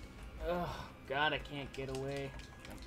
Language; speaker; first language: English; native; English